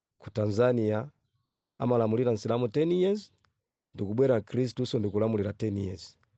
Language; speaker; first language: Nyanja; non-native, local second language; Yao